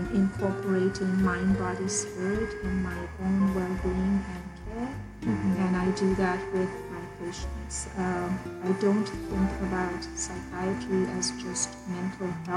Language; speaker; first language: English; non-native, local second language; Urdu